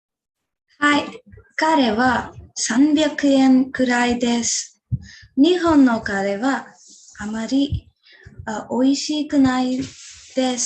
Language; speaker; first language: Japanese; non-native, learner; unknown